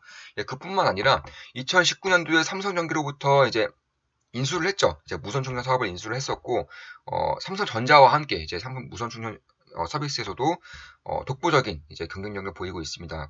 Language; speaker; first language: Korean; native; Korean